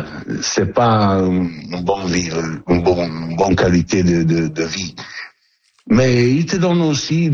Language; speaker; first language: French; non-native, learner; Italian